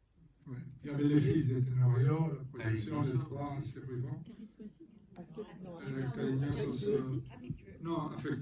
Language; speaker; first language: French; non-native, fluent; Spanish